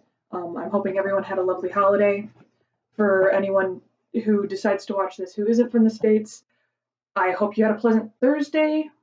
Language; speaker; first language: English; native; English